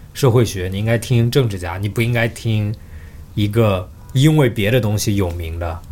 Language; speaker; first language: Chinese; early bilingual, heritage; Chinese